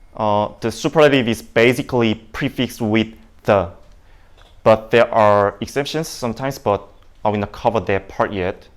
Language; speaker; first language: English; non-native, learner; Indonesian